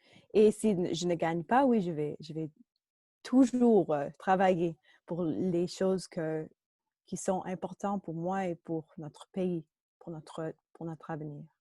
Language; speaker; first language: French; non-native, local second language; English